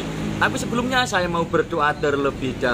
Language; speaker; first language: Indonesian; non-native, local second language; Javanese